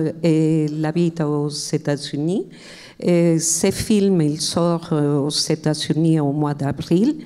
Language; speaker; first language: French; non-native, fluent; Spanish